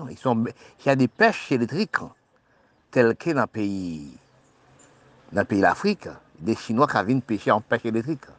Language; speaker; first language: French; non-native, local second language; Haitian Creole